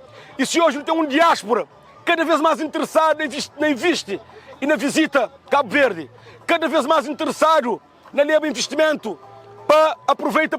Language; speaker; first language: Portuguese; non-native, local second language; Kabuverdianu